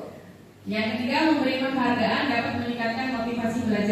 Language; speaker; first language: Indonesian; native; Indonesian